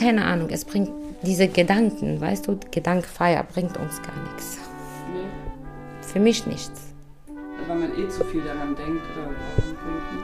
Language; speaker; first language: German; non-native, fluent; Arabic